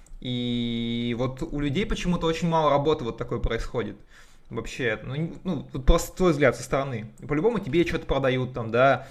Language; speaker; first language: Russian; native; Russian